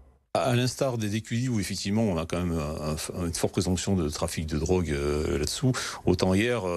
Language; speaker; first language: French; native; French